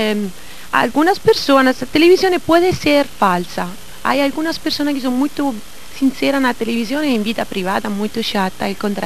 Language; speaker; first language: Portuguese; non-native, learner; Italian